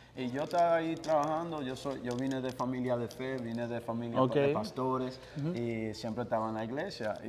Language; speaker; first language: Spanish; early bilingual, heritage; Spanish